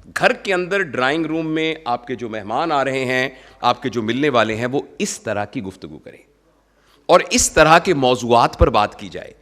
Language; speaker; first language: Urdu; non-native, local second language; Punjabi